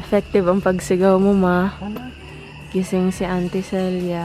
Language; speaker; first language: Filipino; early bilingual, heritage; Filipino